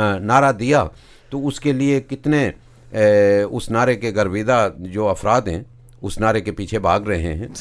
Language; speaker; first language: Urdu; non-native, local second language; Punjabi